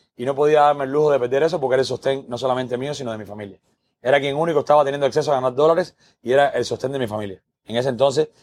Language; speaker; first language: Spanish; native; Spanish